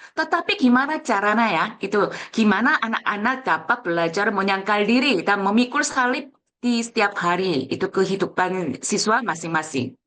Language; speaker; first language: Indonesian; non-native, fluent; Korean